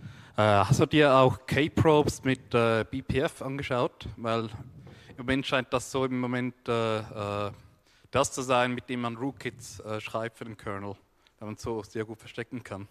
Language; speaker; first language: German; native; German